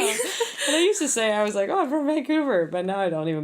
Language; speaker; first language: English; native; English